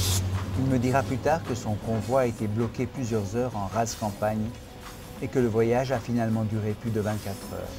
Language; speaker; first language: French; native; French